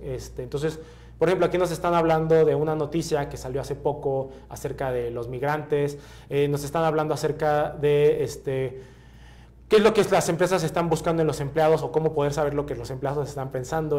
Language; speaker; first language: Spanish; native; Spanish